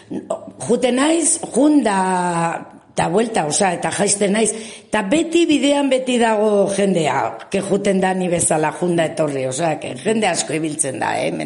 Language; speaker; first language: Basque; non-native, local second language; Spanish